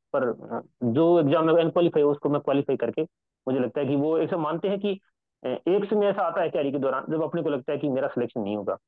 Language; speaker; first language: Hindi; native; Hindi